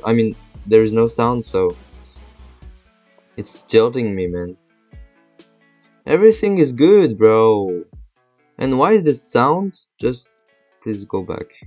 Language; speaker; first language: English; non-native, fluent; French